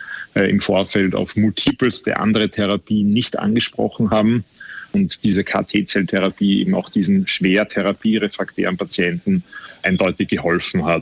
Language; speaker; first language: German; native; German